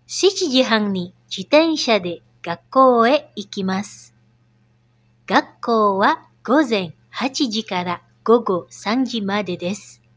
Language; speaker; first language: Japanese; non-native, fluent; Indonesian